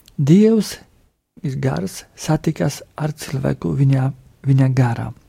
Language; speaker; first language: Latvian; non-native, fluent; Polish